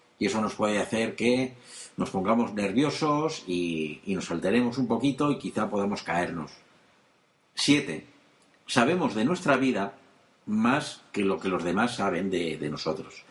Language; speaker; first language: Spanish; native; Spanish